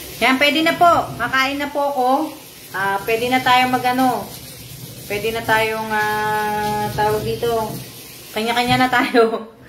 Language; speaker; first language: Filipino; native; Filipino